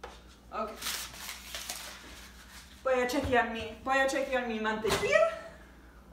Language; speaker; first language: Spanish; non-native, learner; English